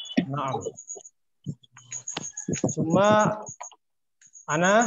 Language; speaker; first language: Arabic; non-native, fluent; Indonesian